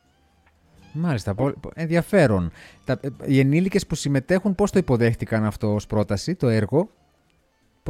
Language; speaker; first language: Greek; native; Greek